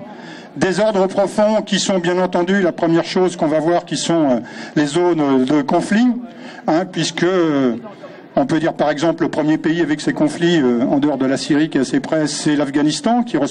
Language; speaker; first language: French; native; French